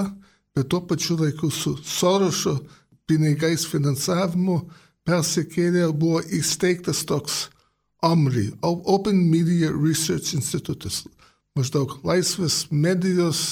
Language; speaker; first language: Lithuanian; early bilingual, heritage; Lithuanian